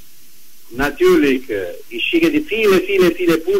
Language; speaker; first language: German; non-native, learner; Italian